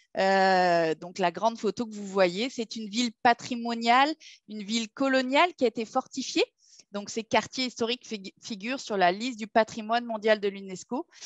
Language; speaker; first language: French; native; French